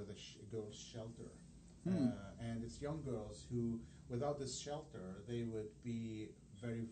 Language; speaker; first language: English; non-native, fluent; Arabic